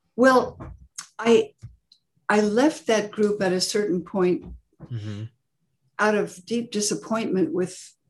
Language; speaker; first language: English; native; English